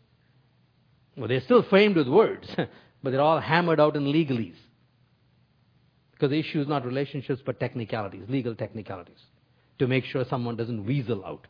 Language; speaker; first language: English; non-native, local second language; Tamil